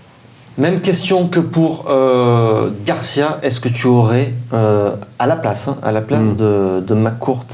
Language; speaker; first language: French; native; French